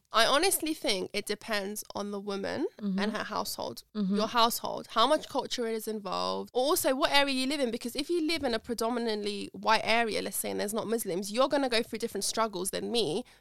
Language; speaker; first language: English; early bilingual, other home language; Arabic